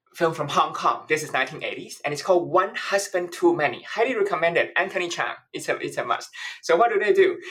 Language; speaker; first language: English; non-native, fluent; Chinese